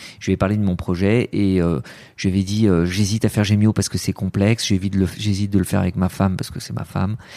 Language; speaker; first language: French; early bilingual, other home language; Arabic